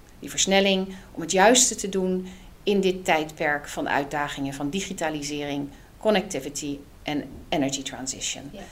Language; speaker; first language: Dutch; native; Dutch